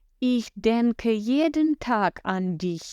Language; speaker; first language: German; non-native, fluent; Ukrainian